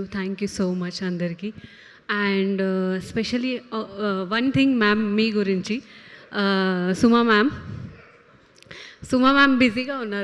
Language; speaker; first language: Telugu; non-native, local second language; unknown